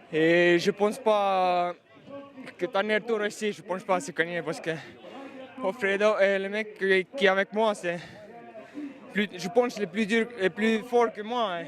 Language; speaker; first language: French; non-native, learner; Estonian